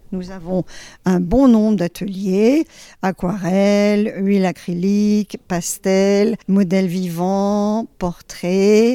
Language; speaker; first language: French; native; French